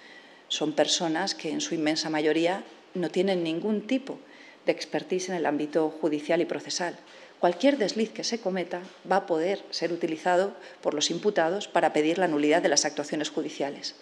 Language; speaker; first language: Spanish; native; Spanish